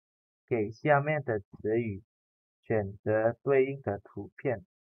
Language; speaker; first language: Chinese; non-native, fluent; Indonesian